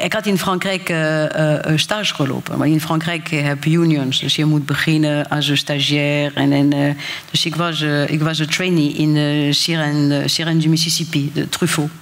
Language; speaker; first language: Dutch; non-native, fluent; French